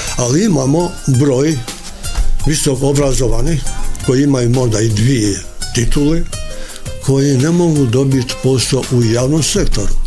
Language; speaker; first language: Bosnian; non-native, local second language; Albanian